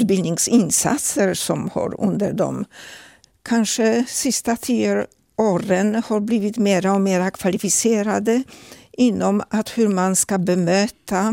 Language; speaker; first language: Swedish; non-native, fluent; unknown